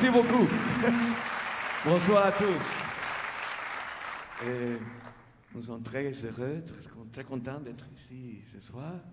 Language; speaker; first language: French; non-native, learner; Spanish